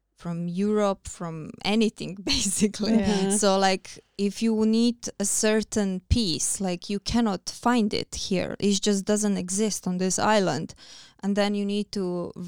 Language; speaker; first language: English; non-native, fluent; Croatian